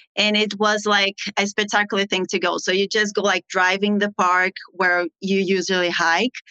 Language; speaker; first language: English; non-native, fluent; Portuguese